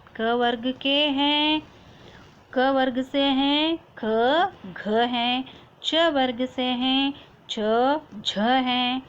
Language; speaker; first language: Hindi; non-native, local second language; Kannada